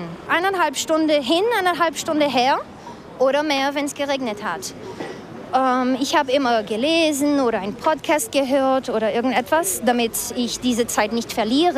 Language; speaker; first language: German; non-native, fluent; Portuguese